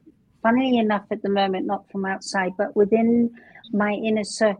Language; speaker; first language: English; native; English